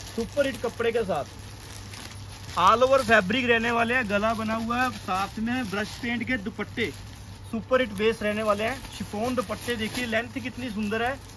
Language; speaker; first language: Hindi; non-native, local second language; Punjabi